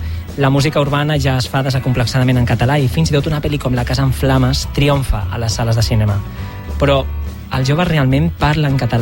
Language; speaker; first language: Catalan; native; Catalan